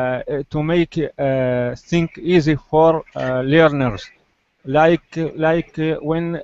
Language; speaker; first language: English; non-native, learner; Arabic